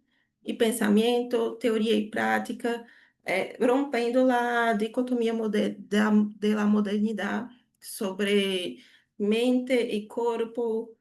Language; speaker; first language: Spanish; non-native, learner; Portuguese